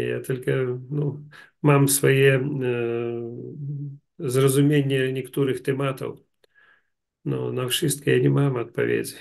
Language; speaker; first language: Polish; non-native, learner; Russian